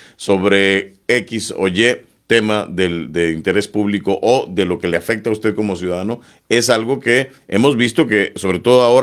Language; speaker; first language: Spanish; native; Spanish